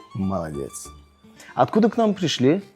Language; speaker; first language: Russian; non-native, local second language; Tajik